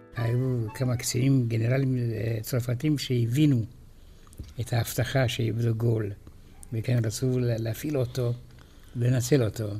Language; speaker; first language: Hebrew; non-native, fluent; Romanian